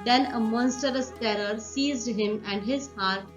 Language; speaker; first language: English; non-native, local second language; Marathi